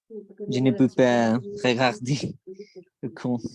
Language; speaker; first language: French; non-native, learner; Spanish